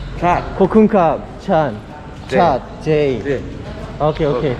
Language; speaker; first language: Thai; non-native, learner; Korean